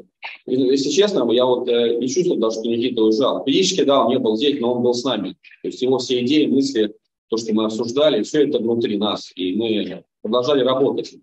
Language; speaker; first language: Russian; native; Russian